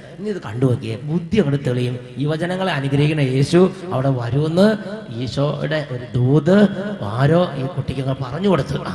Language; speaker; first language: Malayalam; native; Malayalam